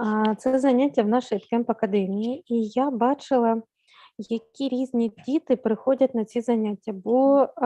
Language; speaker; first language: Ukrainian; native; Ukrainian